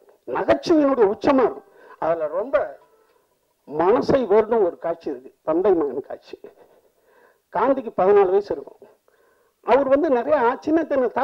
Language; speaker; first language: Tamil; native; Tamil